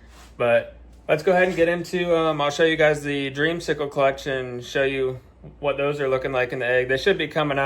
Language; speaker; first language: English; native; English